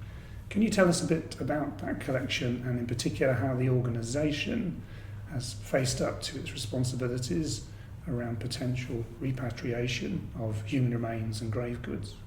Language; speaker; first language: English; native; English